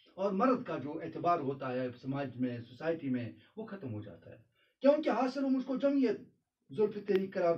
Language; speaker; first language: Urdu; non-native, local second language; Kashmiri